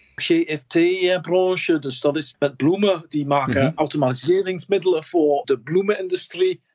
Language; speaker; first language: Dutch; non-native, fluent; English